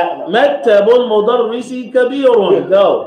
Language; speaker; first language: Arabic; non-native, fluent; English